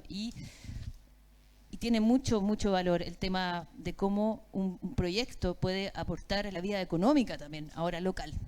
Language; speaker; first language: Spanish; native; Spanish